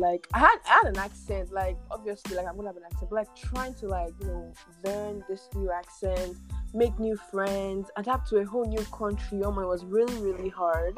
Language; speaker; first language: English; non-native, local second language; Yoruba